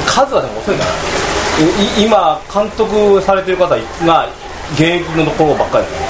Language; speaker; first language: Japanese; native; Japanese